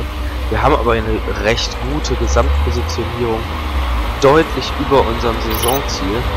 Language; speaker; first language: German; native; German